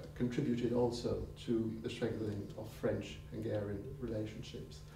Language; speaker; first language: English; non-native, fluent; French